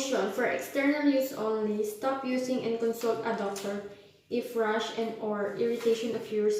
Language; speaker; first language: English; non-native, local second language; Filipino